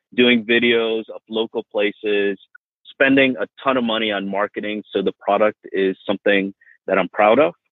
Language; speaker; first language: English; native; English